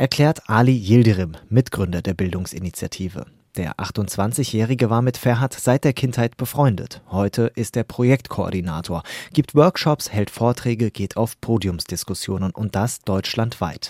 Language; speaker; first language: German; native; German